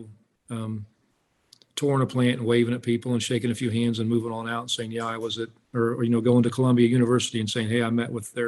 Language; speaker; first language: English; native; English